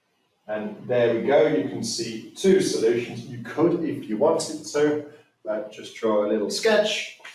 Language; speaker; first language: English; native; English